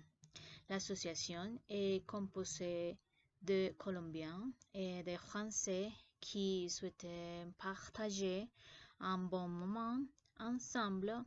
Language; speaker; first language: French; non-native, learner; Spanish